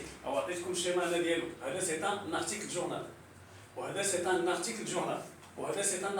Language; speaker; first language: French; non-native, local second language; Arabic